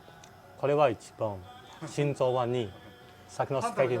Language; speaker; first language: Japanese; non-native, learner; Chinese